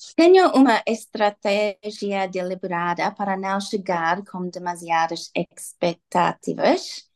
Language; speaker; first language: Portuguese; non-native, learner; English